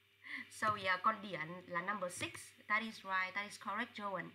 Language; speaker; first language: English; non-native, fluent; Vietnamese